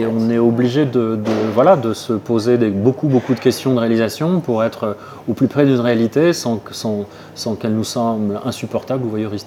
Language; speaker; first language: French; native; French